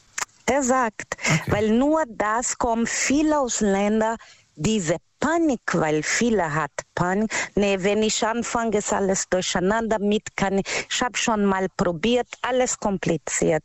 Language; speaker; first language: German; non-native, learner; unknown